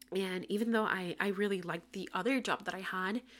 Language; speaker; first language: English; non-native, fluent; Spanish